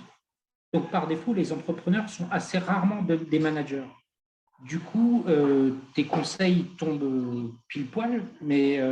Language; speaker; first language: French; native; French